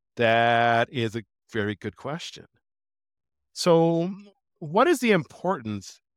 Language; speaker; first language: English; native; English